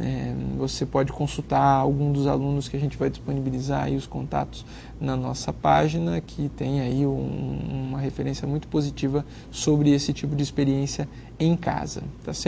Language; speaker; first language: Portuguese; native; Portuguese